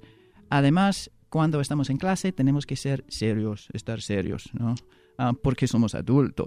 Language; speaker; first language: Spanish; non-native, fluent; English